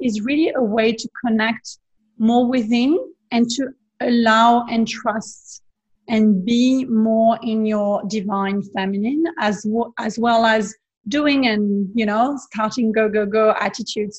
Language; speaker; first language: English; non-native, fluent; French